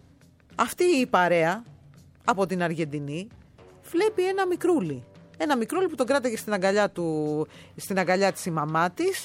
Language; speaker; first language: Greek; native; Greek